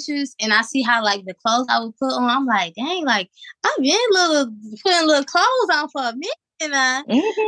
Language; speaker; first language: English; native; English